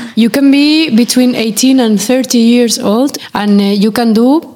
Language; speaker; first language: English; non-native, fluent; Spanish